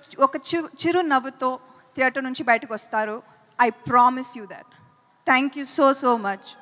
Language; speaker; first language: Telugu; non-native, fluent; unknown